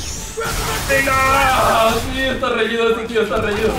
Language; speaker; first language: Spanish; native; Spanish